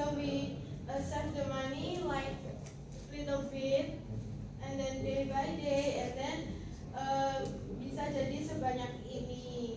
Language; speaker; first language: English; non-native, fluent; Indonesian